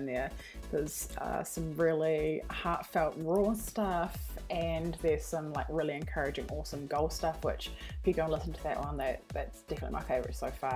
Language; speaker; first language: English; native; English